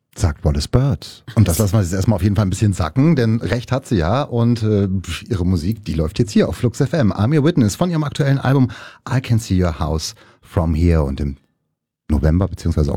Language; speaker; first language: German; native; German